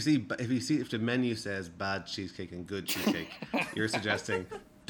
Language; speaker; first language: English; native; English